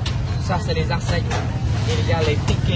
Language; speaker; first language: French; non-native, fluent; Khmer